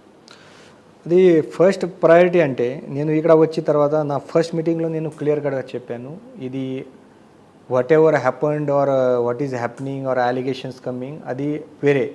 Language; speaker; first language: Telugu; non-native, learner; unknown